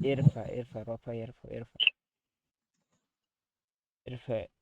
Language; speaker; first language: Arabic; non-native, fluent; Bangla